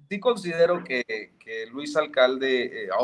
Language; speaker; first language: Spanish; native; Spanish